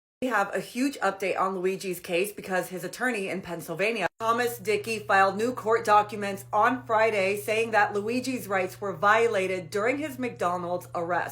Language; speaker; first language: English; native; English